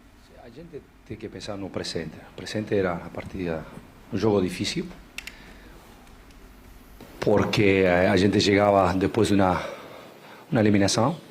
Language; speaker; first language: Portuguese; non-native, fluent; Spanish